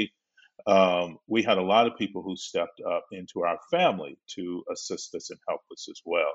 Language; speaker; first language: English; native; English